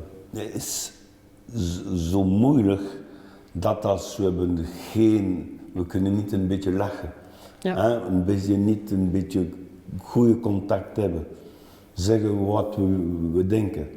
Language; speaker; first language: Dutch; non-native, local second language; French